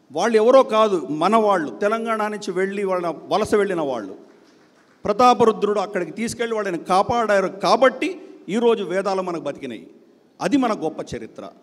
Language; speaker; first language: Telugu; native; Telugu